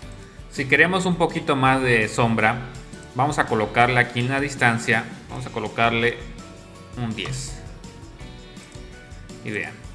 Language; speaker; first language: Spanish; native; Spanish